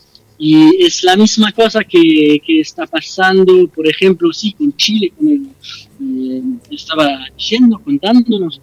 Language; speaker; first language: Spanish; non-native, fluent; French